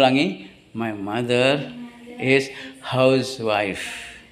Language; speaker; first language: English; non-native, learner; Indonesian